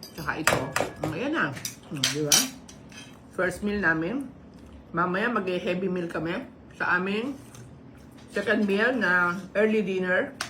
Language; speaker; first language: Filipino; native; Filipino